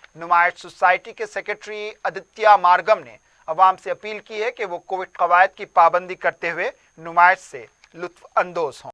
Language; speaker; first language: Urdu; native; Urdu